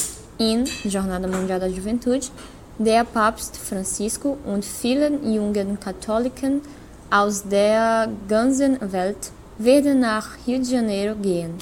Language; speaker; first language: German; non-native, learner; Portuguese